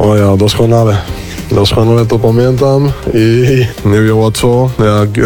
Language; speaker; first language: Polish; non-native, learner; Spanish